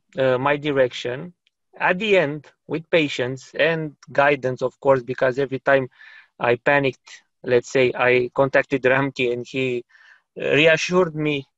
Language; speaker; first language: English; non-native, fluent; Romanian